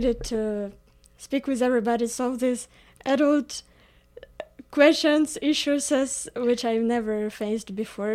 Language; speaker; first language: English; non-native, fluent; Ukrainian